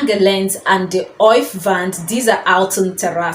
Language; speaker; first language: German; non-native, fluent; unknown